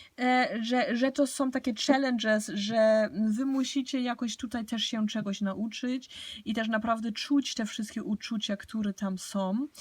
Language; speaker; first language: Polish; early bilingual, heritage; Polish